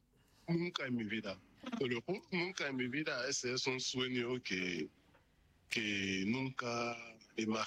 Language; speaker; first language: Spanish; non-native, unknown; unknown